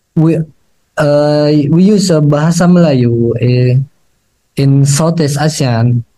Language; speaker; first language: English; non-native, learner; Indonesian